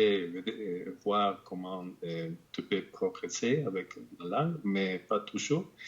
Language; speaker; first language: French; non-native, fluent; Spanish